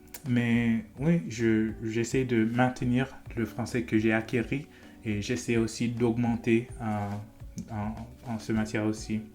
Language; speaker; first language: French; non-native, fluent; English